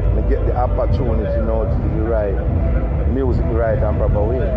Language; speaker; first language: English; non-native, local second language; Jamaican Creole English